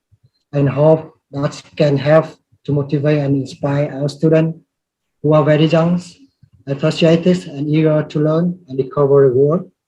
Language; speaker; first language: English; non-native, learner; Vietnamese